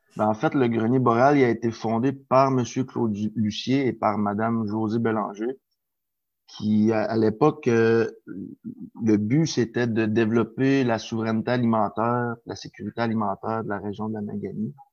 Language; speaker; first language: French; native; French